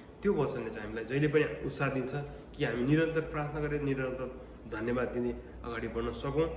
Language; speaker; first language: Nepali; native; Nepali